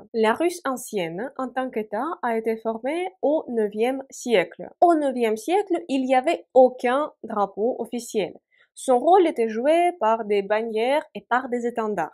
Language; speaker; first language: French; non-native, fluent; Russian